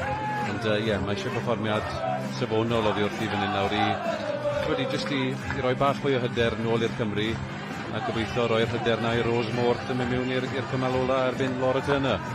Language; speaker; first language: Welsh; native; Welsh